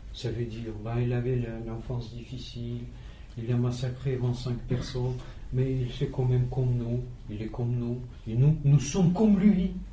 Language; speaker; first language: French; non-native, fluent; Russian